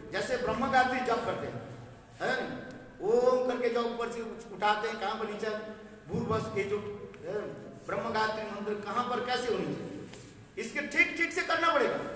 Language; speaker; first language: Hindi; non-native, local second language; Bangla